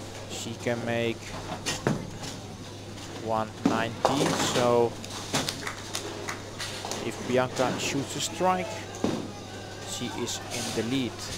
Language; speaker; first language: English; non-native, fluent; Dutch